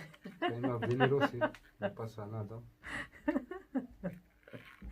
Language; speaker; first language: Spanish; non-native, learner; Arabic